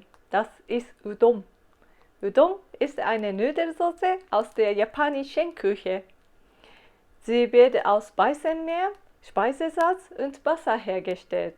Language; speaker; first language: German; non-native, fluent; Japanese